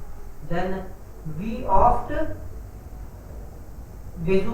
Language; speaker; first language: German; non-native, learner; Hindi